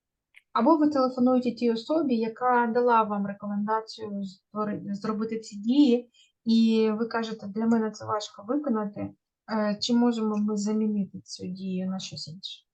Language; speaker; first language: Ukrainian; native; Ukrainian